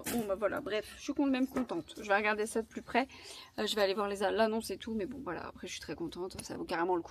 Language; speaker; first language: French; native; French